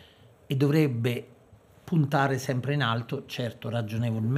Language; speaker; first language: Italian; native; Italian